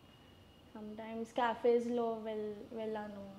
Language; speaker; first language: Telugu; non-native, learner; Gujarati